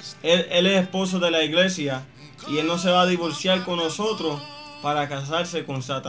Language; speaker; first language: Spanish; native; Spanish